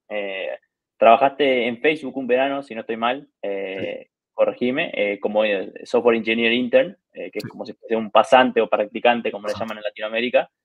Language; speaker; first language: Spanish; native; Spanish